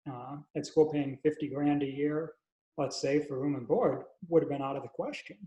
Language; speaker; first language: English; native; English